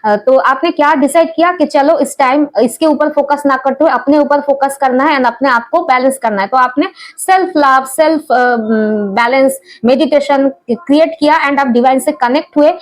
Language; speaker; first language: Hindi; non-native, local second language; Bangla